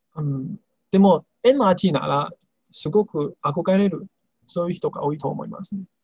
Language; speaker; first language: Japanese; non-native, learner; Chinese